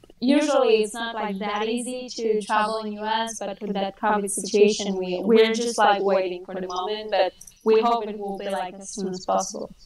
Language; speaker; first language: English; non-native, fluent; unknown